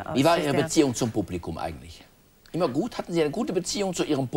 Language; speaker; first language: German; native; German